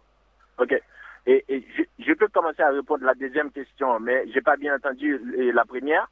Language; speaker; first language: French; non-native, local second language; Haitian Creole